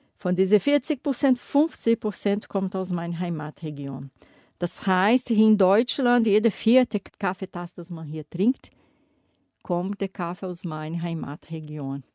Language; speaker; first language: German; non-native, fluent; Portuguese